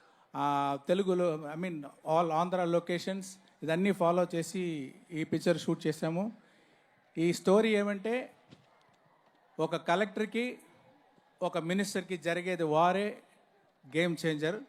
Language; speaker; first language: Telugu; non-native, learner; Tamil